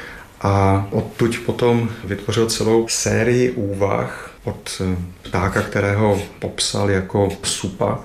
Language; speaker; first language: Czech; native; Czech